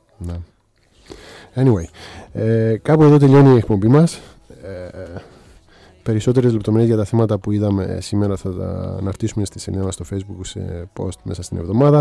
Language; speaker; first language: Greek; native; Greek